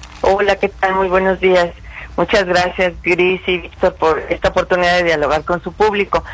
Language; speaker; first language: Spanish; native; Spanish